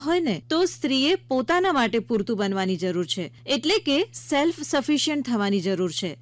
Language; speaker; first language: Gujarati; native; Gujarati